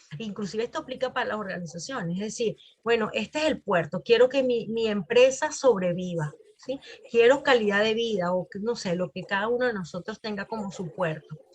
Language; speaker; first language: Spanish; native; Spanish